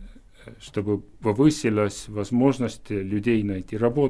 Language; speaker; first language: Russian; non-native, fluent; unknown